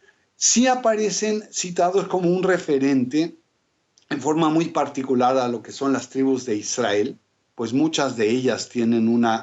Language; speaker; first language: Spanish; native; Spanish